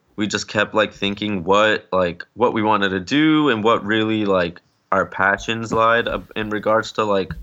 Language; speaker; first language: English; early bilingual, other home language; Spanish